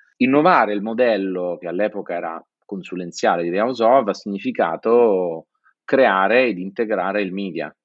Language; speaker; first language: Italian; native; Italian